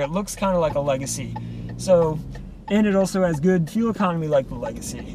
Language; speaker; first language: English; native; English